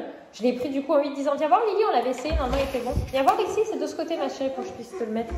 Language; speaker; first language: French; native; French